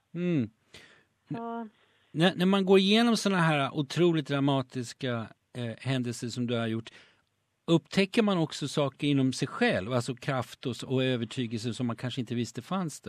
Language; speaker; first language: Swedish; native; Swedish